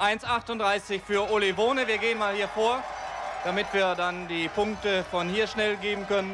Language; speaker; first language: German; native; German